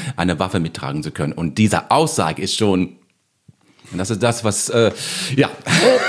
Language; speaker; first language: German; non-native, fluent; English